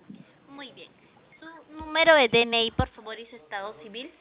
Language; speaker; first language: Spanish; native; Spanish